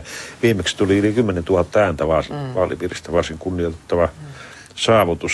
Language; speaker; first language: Finnish; native; Finnish